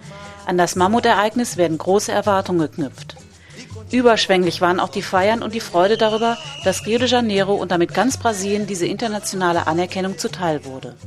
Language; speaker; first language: German; native; German